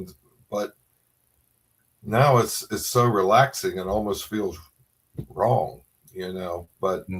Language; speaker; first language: English; native; English